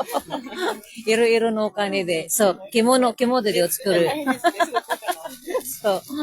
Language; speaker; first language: Japanese; non-native, learner; Filipino